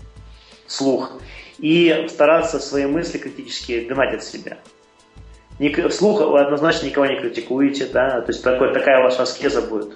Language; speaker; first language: Russian; native; Russian